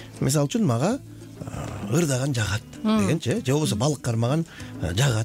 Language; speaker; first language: Kyrgyz; native; Kyrgyz